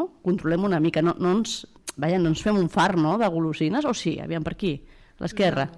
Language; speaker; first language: Catalan; native; Catalan